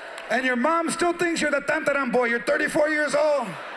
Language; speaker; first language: English; early bilingual, other home language; Spanish